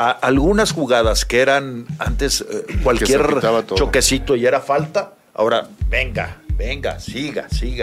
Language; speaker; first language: Spanish; native; Spanish